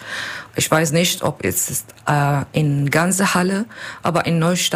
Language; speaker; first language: German; non-native, learner; Kurdish